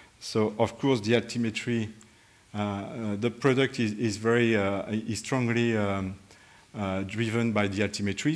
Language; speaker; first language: English; non-native, fluent; French